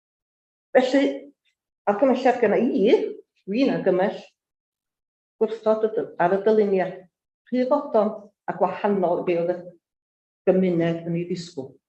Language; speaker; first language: Welsh; native; Welsh